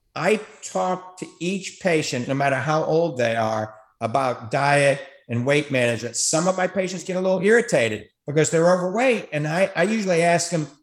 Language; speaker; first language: English; native; English